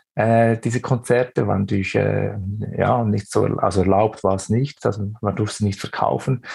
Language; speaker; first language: German; early bilingual, other home language; Greek